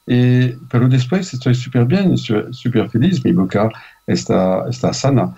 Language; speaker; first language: Spanish; non-native, fluent; French